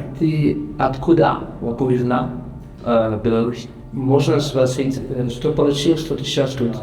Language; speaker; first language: Russian; non-native, learner; Dutch